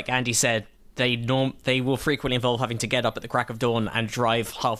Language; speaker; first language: English; native; English